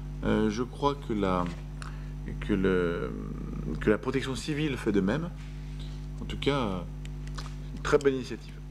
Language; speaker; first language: French; native; French